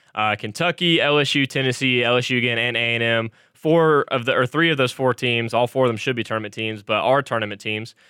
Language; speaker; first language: English; native; English